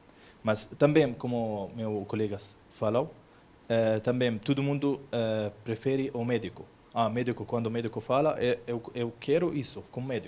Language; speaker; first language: Portuguese; non-native, learner; Arabic